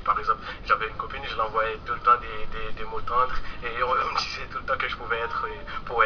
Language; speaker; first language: French; non-native, local second language; Haitian Creole